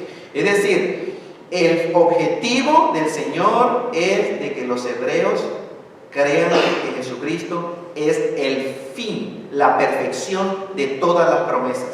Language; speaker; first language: Spanish; native; Spanish